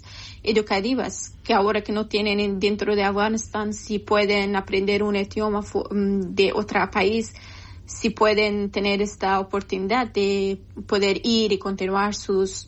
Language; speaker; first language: Spanish; non-native, learner; Persian